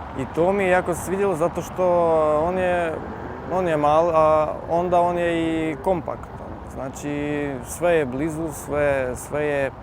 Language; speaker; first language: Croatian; non-native, fluent; Ukrainian